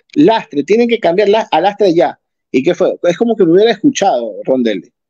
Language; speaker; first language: Spanish; native; Spanish